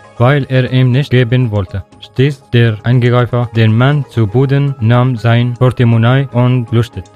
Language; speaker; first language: German; non-native, learner; Arabic